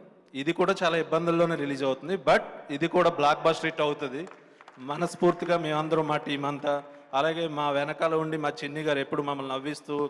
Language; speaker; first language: Telugu; native; Telugu